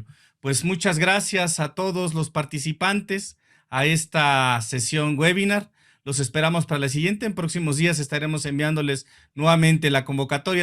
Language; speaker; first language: Spanish; native; Spanish